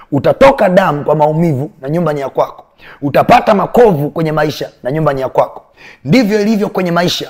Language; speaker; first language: Swahili; native; Swahili